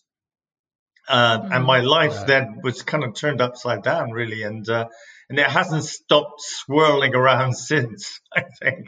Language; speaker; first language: English; native; English